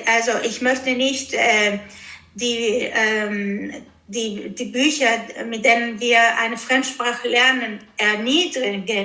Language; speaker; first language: German; non-native, fluent; Greek